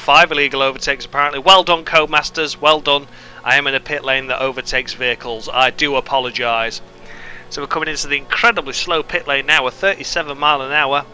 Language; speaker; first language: English; native; English